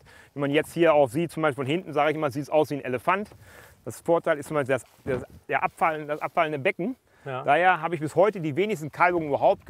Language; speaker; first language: German; native; German